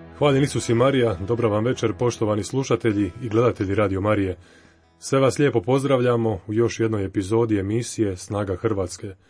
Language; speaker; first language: Croatian; native; Croatian